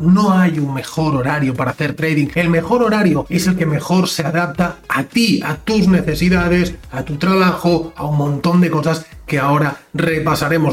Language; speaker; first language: Spanish; native; Spanish